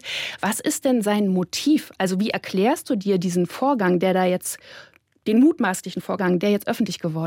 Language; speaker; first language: German; native; German